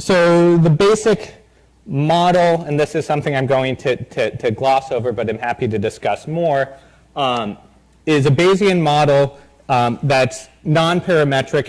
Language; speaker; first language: English; native; English